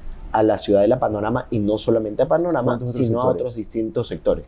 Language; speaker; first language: Spanish; native; Spanish